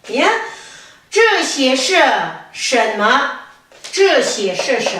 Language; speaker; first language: Chinese; non-native, fluent; Kazakh